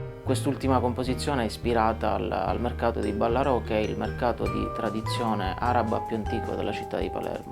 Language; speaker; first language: Italian; native; Italian